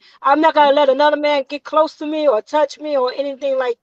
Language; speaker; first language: English; native; English